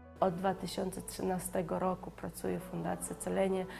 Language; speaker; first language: Polish; non-native, fluent; Chechen